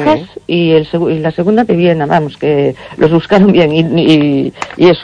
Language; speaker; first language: Spanish; native; Spanish